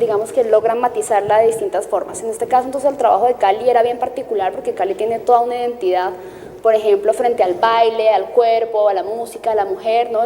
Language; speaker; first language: Spanish; native; Spanish